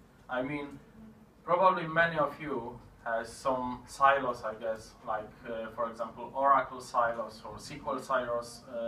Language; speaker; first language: English; non-native, fluent; Polish